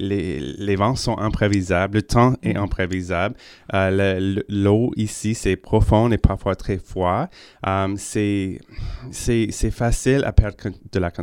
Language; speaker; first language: French; non-native, local second language; English